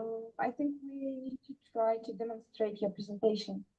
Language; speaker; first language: English; non-native, fluent; Uzbek